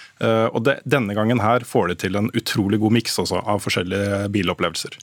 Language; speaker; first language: Norwegian; native; Norwegian